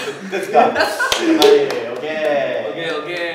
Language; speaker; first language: Japanese; non-native, fluent; Korean